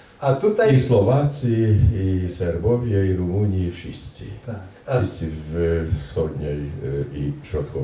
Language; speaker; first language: Polish; non-native, fluent; Hungarian